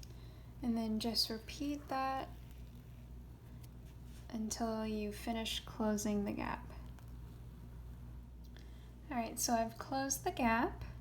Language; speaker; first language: English; native; English